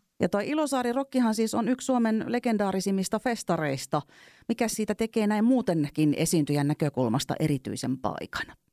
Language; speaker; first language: Finnish; native; Finnish